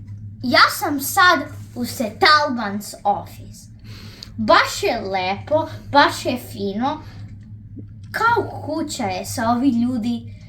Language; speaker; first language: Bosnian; early bilingual, other home language; Serbian